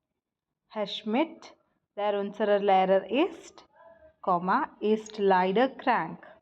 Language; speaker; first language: German; non-native, learner; Malayalam